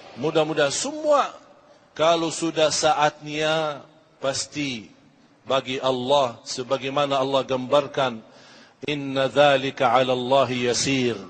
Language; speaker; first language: Malay; non-native, fluent; Arabic